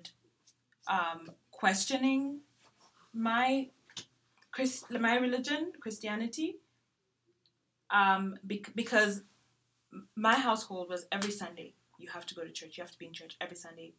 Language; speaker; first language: English; non-native, local second language; Ganda